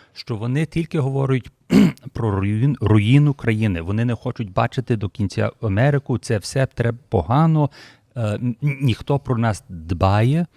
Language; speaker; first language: Ukrainian; early bilingual, heritage; Ukrainian